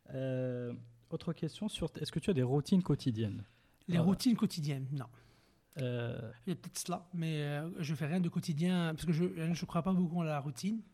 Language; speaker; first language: French; non-native, local second language; Arabic